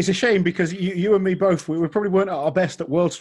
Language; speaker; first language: English; native; English